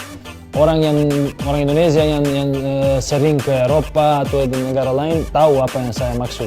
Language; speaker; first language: Indonesian; non-native, fluent; Serbian